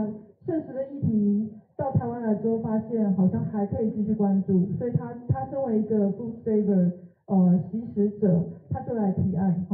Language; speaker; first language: Chinese; native; Chinese